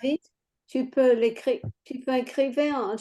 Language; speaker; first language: French; non-native, learner; English